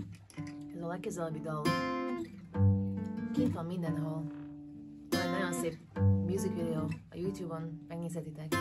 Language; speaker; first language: Hungarian; early bilingual, heritage; Hungarian